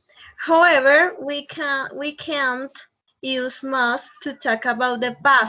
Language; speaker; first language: English; non-native, fluent; Spanish